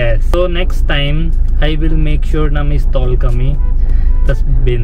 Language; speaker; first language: Filipino; non-native, learner; Punjabi